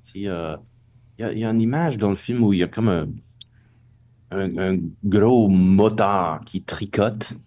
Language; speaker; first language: French; non-native, local second language; English